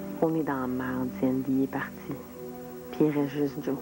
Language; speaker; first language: French; native; French